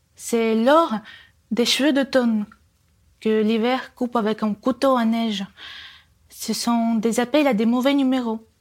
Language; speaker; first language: French; non-native, fluent; Russian